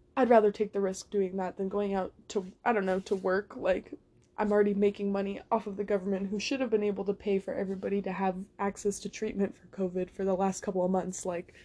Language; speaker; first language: English; native; English